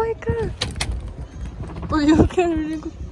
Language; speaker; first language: English; non-native, learner; Korean